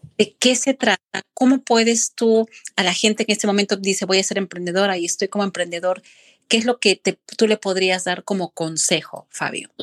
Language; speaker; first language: Spanish; native; Spanish